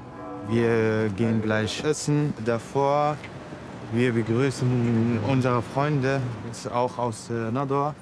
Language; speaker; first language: German; non-native, learner; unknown